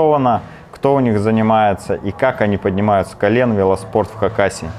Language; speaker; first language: Russian; native; Russian